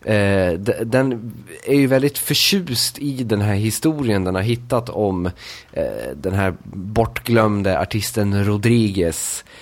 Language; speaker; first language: Swedish; native; Swedish